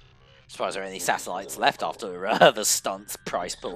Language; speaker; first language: English; native; English